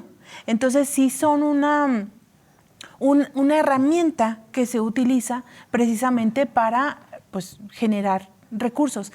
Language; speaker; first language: Spanish; native; Spanish